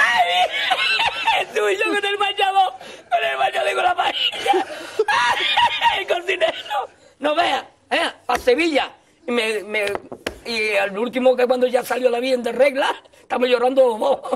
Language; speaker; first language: Spanish; native; Spanish